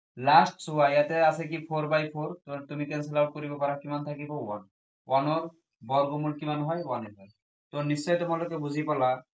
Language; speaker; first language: Assamese; non-native, local second language; Bangla